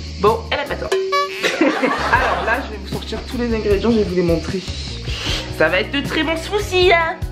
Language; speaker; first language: French; native; French